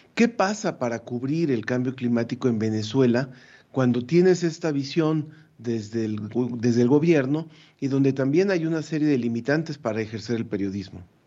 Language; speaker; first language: Spanish; native; Spanish